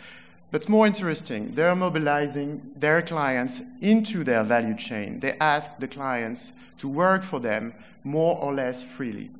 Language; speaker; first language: English; non-native, fluent; French